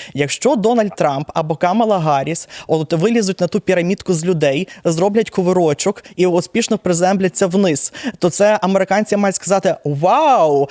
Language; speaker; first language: Ukrainian; native; Ukrainian